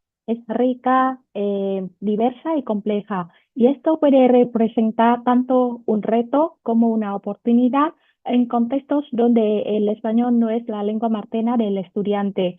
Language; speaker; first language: Spanish; non-native, fluent; Vietnamese